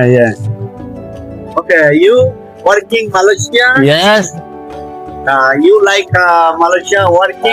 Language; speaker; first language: English; non-native, learner; Bangla